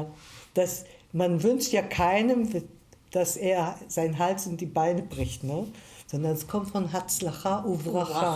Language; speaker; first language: German; early bilingual, heritage; German